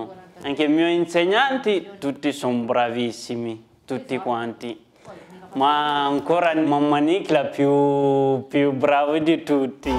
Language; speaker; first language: Italian; non-native, learner; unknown